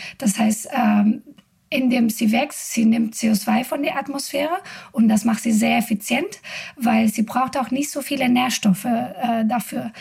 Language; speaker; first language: German; non-native, fluent; Spanish